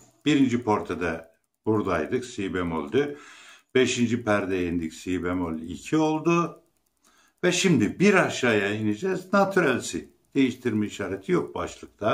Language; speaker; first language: Turkish; native; Turkish